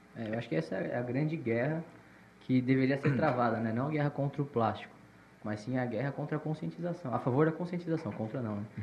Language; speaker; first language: Portuguese; native; Portuguese